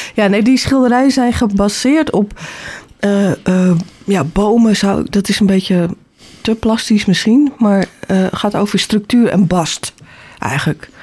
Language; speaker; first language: Dutch; native; Dutch